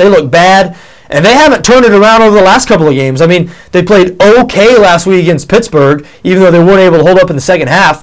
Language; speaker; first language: English; native; English